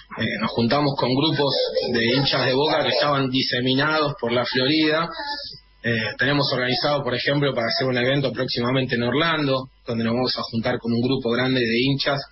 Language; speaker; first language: Spanish; native; Spanish